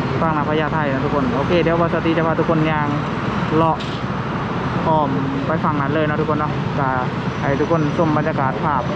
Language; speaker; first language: Thai; non-native, local second language; Northeastern Thai